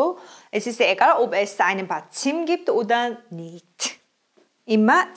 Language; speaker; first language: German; non-native, fluent; Korean